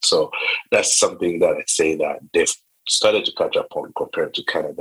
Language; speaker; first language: English; non-native, local second language; Kinyarwanda